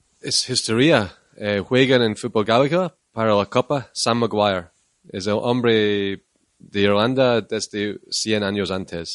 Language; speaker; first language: Spanish; non-native, learner; English